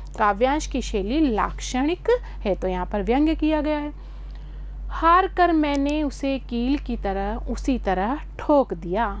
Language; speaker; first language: Hindi; native; Hindi